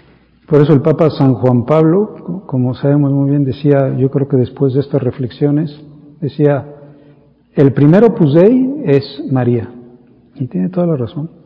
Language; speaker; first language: Spanish; native; Spanish